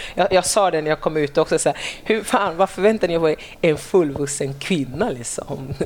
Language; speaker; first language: Swedish; non-native, fluent; French